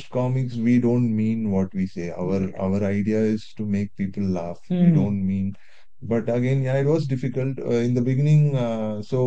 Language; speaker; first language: English; non-native, local second language; Tamil